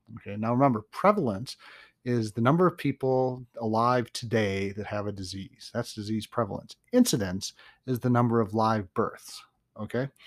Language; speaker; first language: English; native; English